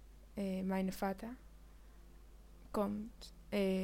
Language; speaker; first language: German; non-native, learner; Spanish